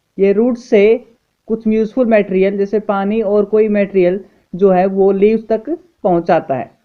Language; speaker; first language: Hindi; native; Hindi